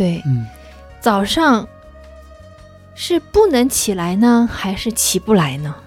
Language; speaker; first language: Chinese; non-native, learner; Japanese